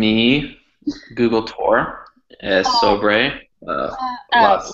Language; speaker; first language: Spanish; non-native, learner; English